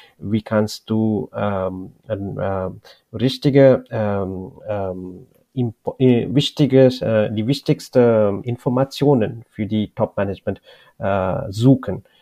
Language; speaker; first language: German; non-native, learner; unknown